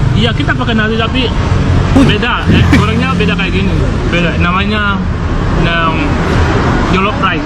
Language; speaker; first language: Indonesian; non-native, fluent; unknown